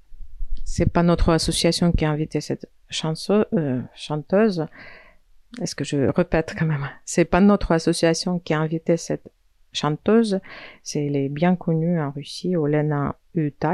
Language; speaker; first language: French; non-native, fluent; Russian